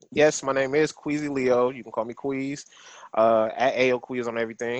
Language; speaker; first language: English; native; English